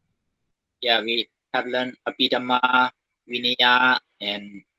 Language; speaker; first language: English; non-native, learner; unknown